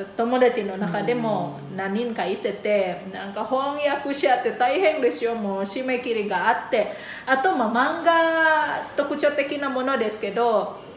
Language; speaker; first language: Japanese; non-native, fluent; Indonesian